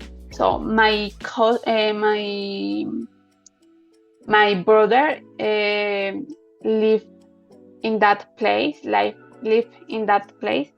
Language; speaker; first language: English; non-native, learner; Spanish